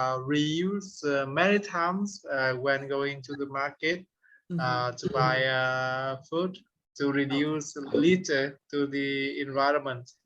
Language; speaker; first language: English; non-native, learner; Vietnamese